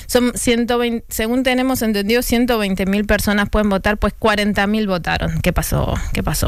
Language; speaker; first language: Spanish; native; Spanish